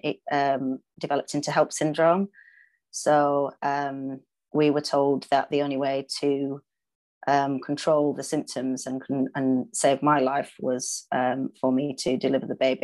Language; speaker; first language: English; native; English